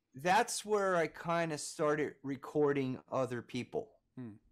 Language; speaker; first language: English; native; English